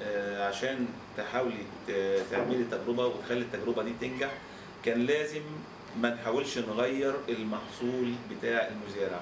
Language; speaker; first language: Arabic; native; Arabic